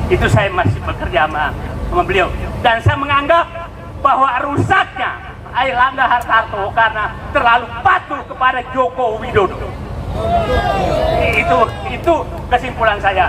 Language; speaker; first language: Indonesian; native; Indonesian